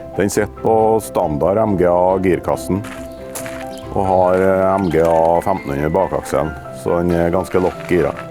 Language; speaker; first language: Norwegian; native; Norwegian